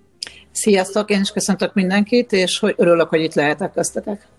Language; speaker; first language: Hungarian; native; Hungarian